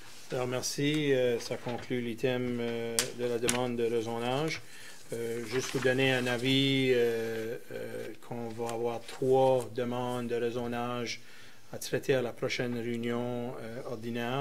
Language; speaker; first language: French; native; French